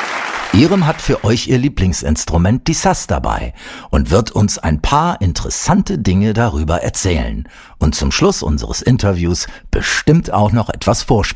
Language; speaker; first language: German; native; German